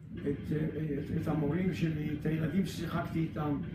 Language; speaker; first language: Hebrew; early bilingual, other home language; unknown